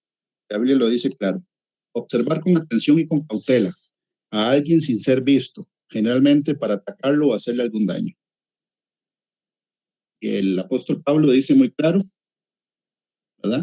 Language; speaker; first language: Spanish; native; Spanish